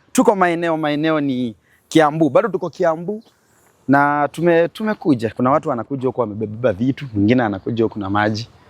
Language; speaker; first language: Swahili; native; Swahili